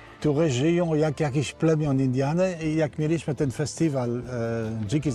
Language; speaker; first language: Polish; early bilingual, heritage; Polish